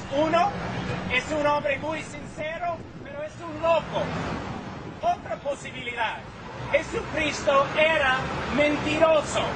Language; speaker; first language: Spanish; non-native, fluent; English